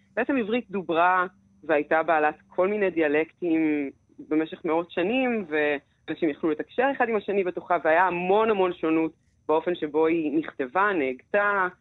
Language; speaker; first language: Hebrew; native; Hebrew